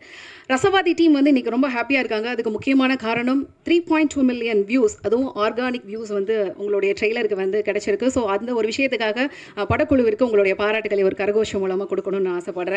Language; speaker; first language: Tamil; native; Tamil